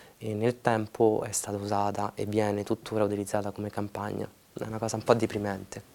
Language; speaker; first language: Italian; early bilingual, other home language; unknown